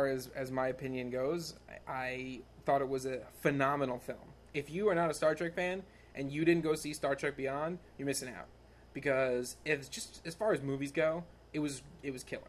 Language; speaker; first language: English; native; English